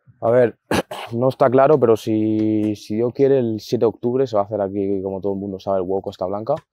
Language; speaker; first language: Spanish; early bilingual, other home language; Arabic